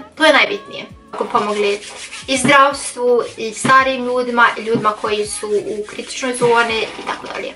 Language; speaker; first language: Bosnian; early bilingual, heritage; Bosnian